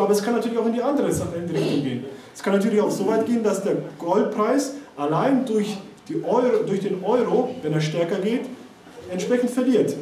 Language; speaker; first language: German; native; German